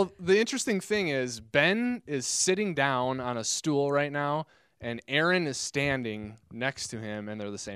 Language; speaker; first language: English; native; English